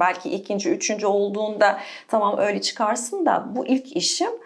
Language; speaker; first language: Turkish; non-native, fluent; Arabic